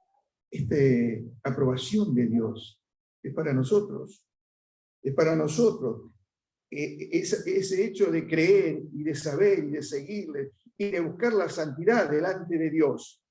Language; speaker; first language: Spanish; native; Spanish